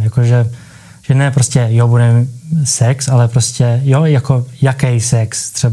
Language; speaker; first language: Czech; early bilingual, heritage; Czech